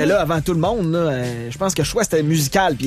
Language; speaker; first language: French; native; French